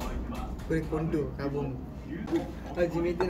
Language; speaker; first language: Japanese; non-native, learner; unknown